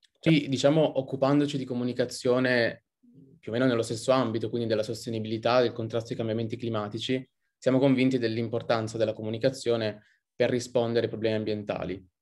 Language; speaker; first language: Italian; native; Italian